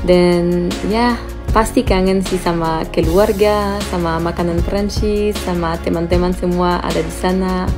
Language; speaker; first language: Indonesian; non-native, fluent; French